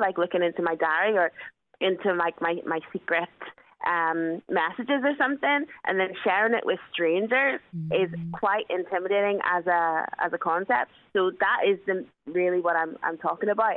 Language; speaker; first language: English; native; English